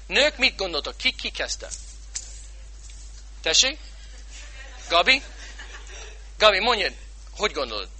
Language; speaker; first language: Hungarian; non-native, fluent; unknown